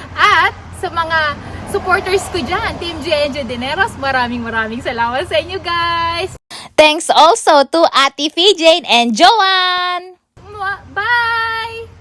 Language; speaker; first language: Filipino; non-native, local second language; Bikol